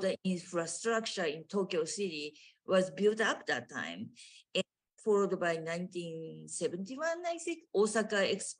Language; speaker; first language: English; non-native, fluent; Japanese